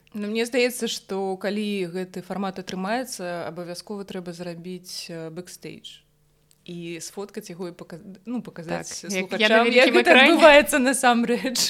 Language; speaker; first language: Belarusian; non-native, local second language; Russian